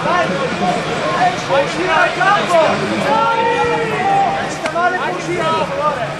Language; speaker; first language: Italian; native; Italian